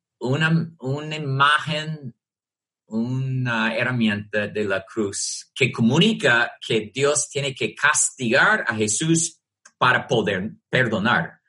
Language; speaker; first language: Spanish; non-native, fluent; English